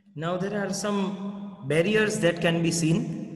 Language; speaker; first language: English; non-native, local second language; Gujarati